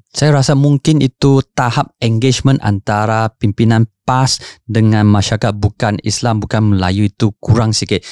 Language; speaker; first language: Malay; non-native, local second language; Chinese